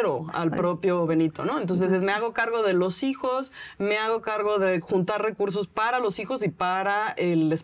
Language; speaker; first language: Spanish; native; Spanish